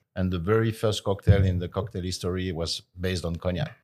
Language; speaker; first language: English; non-native, fluent; French